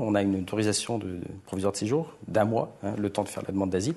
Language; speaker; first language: French; native; French